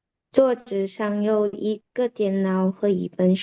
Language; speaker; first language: Chinese; non-native, learner; Indonesian